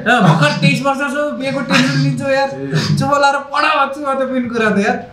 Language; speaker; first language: Nepali; native; Nepali